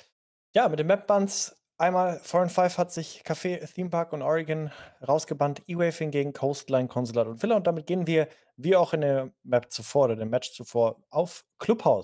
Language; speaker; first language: German; native; German